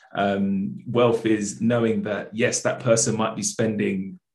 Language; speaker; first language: English; native; English